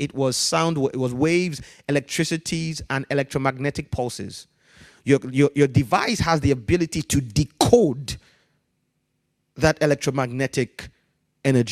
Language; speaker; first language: English; non-native, local second language; Yoruba